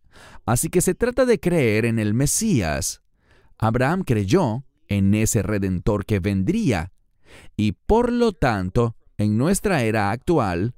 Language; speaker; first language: Spanish; native; Spanish